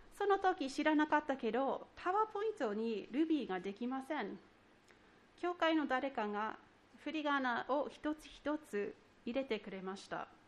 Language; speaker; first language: Japanese; non-native, fluent; English